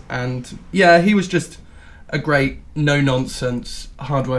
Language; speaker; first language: English; native; English